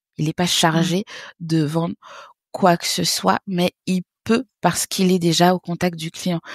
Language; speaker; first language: French; early bilingual, other home language; Haitian Creole